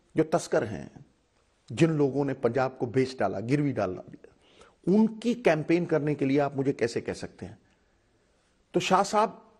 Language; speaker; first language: Hindi; non-native, local second language; Punjabi